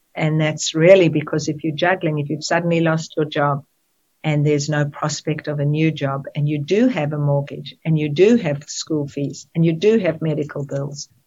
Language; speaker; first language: English; native; English